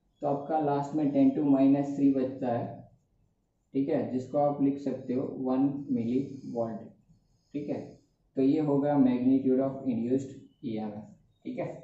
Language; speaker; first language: Hindi; non-native, local second language; Gujarati